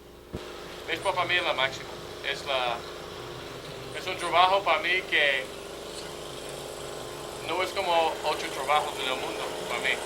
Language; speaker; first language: Spanish; non-native, fluent; English